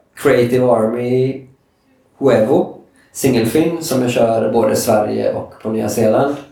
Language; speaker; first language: Swedish; native; Swedish